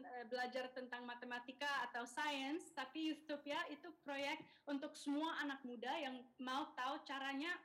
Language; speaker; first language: Indonesian; non-native, local second language; English